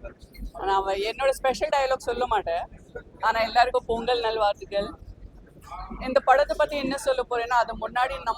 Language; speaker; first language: Tamil; non-native, fluent; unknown